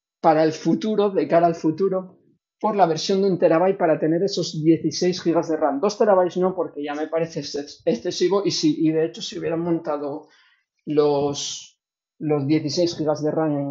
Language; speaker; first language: Spanish; native; Spanish